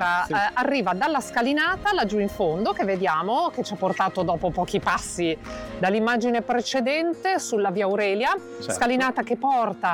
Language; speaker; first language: Italian; native; Italian